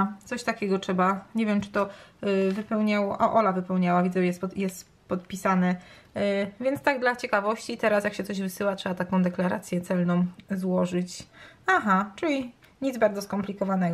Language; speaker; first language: Polish; native; Polish